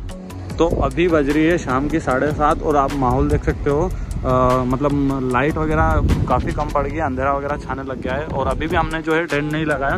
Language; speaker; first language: Hindi; native; Hindi